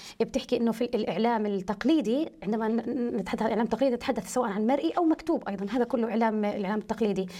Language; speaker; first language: Arabic; early bilingual, heritage; Arabic